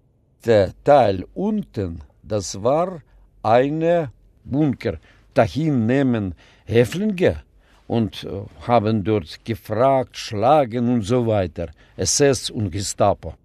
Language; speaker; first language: German; non-native, learner; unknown